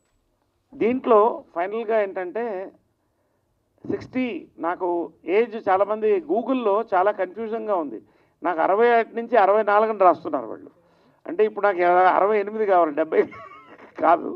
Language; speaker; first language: Telugu; native; Telugu